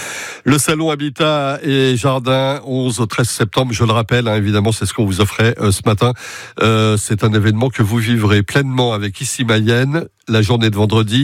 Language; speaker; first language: French; native; French